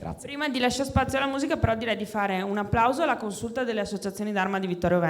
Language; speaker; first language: Italian; native; Italian